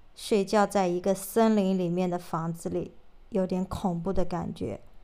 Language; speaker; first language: Chinese; native; Chinese